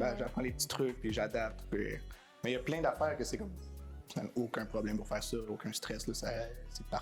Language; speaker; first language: French; native; French